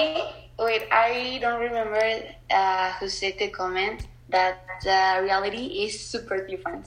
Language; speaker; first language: English; non-native, learner; Spanish